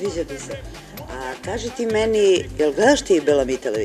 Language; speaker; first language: Serbian; native; Serbian